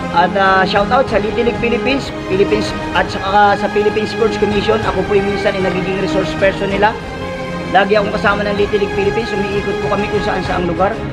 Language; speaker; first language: Filipino; native; Filipino